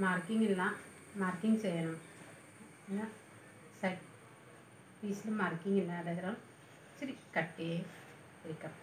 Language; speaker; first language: Malayalam; non-native, learner; Tamil